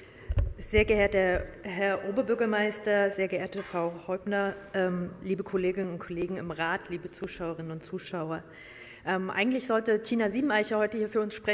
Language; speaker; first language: German; native; German